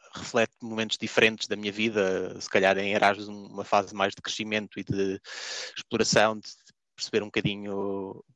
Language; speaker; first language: Portuguese; native; Portuguese